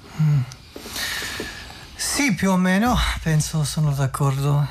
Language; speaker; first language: Italian; non-native, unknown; English